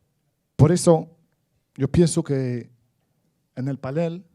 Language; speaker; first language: Spanish; non-native, fluent; Arabic